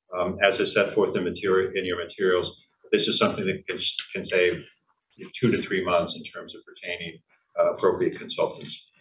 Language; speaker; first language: English; native; English